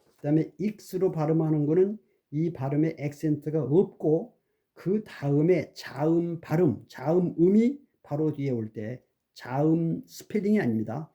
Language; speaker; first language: Korean; native; Korean